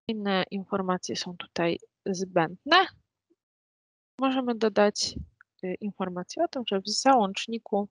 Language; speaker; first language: Polish; native; Polish